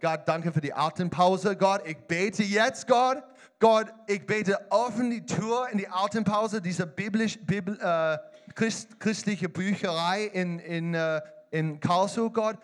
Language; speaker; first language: German; non-native, learner; English